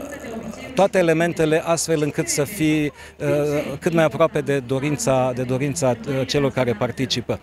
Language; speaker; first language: Romanian; native; Romanian